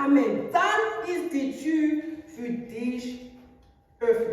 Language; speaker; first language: German; non-native, learner; French